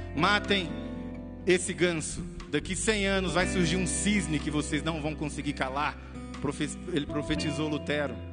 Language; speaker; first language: Portuguese; native; Portuguese